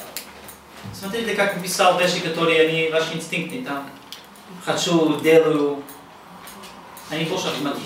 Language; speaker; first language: Russian; non-native, learner; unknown